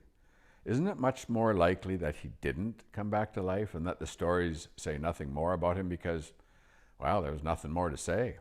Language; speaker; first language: English; native; English